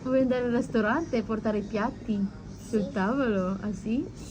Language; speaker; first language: Italian; non-native, fluent; Filipino